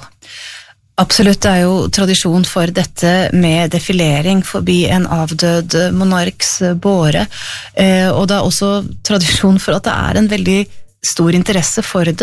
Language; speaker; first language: Norwegian; native; Norwegian